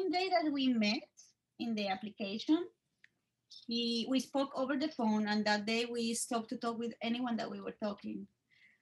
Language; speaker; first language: English; non-native, fluent; Spanish